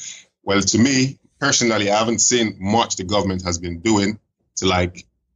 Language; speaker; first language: English; non-native, local second language; Igbo